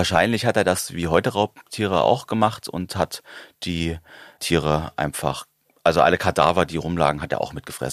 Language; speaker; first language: German; native; German